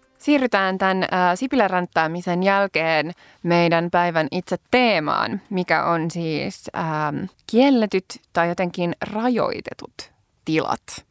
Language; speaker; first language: Finnish; native; Finnish